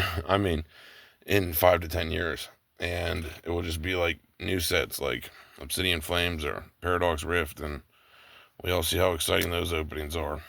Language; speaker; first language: English; native; English